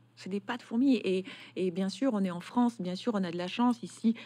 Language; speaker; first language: French; native; French